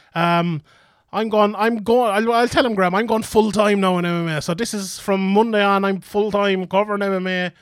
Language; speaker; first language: English; native; English